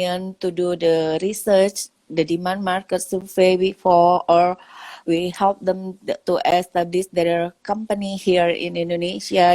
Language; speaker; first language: English; non-native, local second language; Indonesian